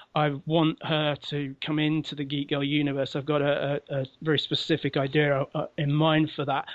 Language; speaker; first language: English; native; English